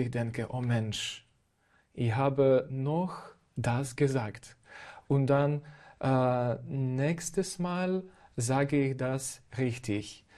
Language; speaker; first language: German; non-native, fluent; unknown